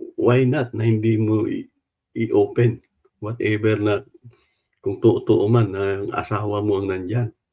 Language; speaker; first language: Filipino; non-native, local second language; Cebuano